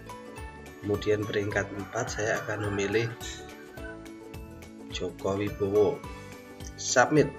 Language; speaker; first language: Indonesian; native; Indonesian